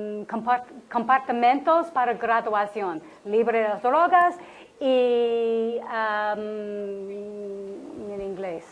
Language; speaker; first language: Spanish; non-native, learner; English